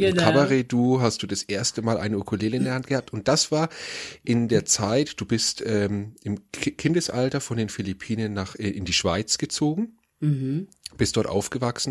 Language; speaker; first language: German; native; German